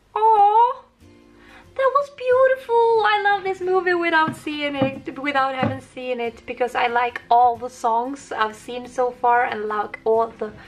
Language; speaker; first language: English; non-native, fluent; Swedish